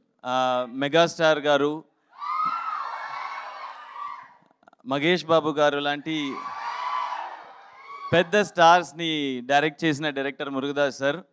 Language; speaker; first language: Telugu; non-native, learner; Tamil